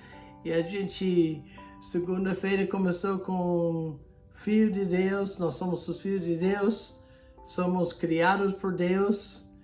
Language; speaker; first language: Portuguese; non-native, fluent; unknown